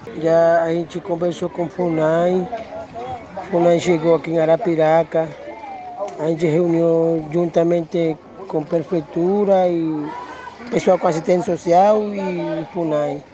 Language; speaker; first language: Portuguese; non-native, learner; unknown